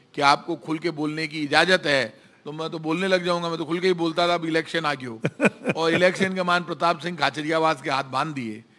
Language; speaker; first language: Hindi; native; Hindi